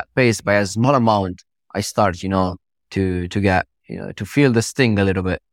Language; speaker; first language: English; non-native, fluent; Italian